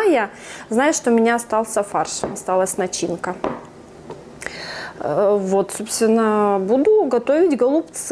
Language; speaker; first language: Russian; native; Russian